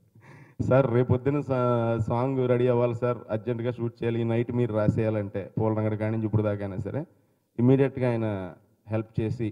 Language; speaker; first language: Telugu; native; Telugu